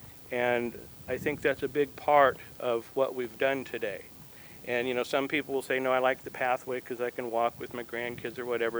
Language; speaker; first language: English; native; English